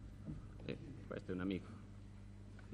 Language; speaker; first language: Italian; non-native, learner; Spanish